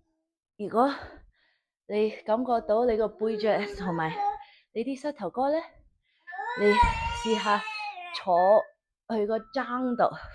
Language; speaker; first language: Cantonese; early bilingual, heritage; Cantonese